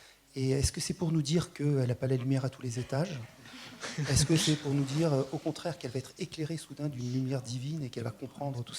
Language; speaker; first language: French; native; French